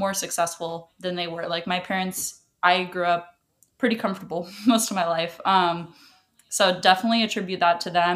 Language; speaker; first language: English; early bilingual, other home language; Russian